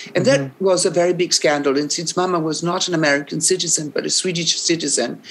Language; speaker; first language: English; non-native, fluent; Italian